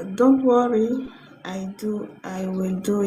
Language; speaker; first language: English; non-native, learner; French